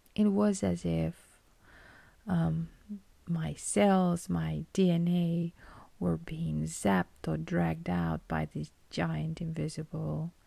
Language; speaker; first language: English; non-native, fluent; Romanian